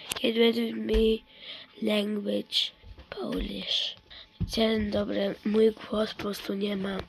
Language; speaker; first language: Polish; early bilingual, heritage; Dutch